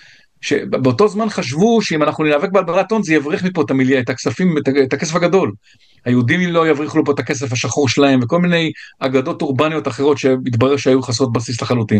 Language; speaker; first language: Hebrew; native; Hebrew